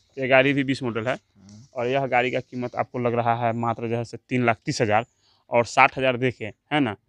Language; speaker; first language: Hindi; native; Hindi